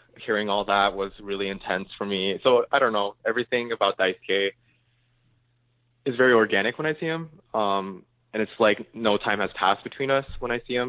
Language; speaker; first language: English; early bilingual, other home language; Japanese